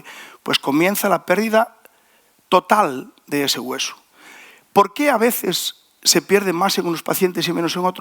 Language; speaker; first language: Spanish; native; Spanish